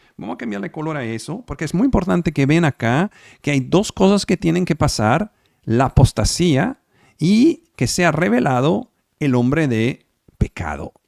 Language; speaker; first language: Spanish; non-native, fluent; Italian